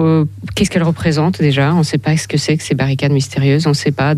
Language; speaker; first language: French; non-native, fluent; Ukrainian